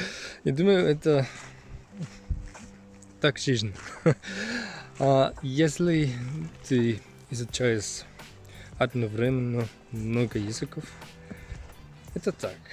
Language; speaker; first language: Russian; non-native, learner; Finnish